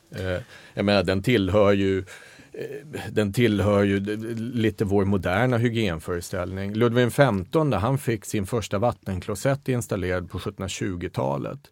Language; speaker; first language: Swedish; native; Swedish